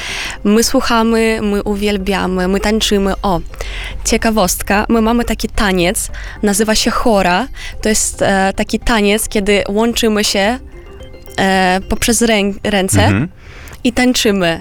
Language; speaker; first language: Polish; non-native, fluent; Romanian